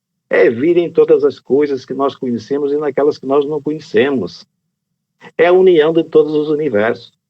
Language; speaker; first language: Portuguese; native; Portuguese